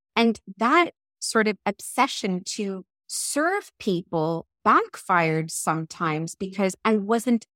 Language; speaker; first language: English; native; English